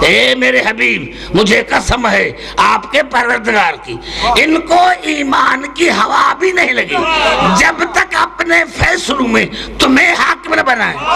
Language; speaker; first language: Urdu; non-native, local second language; Sindhi